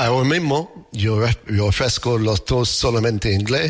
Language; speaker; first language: Spanish; non-native, fluent; English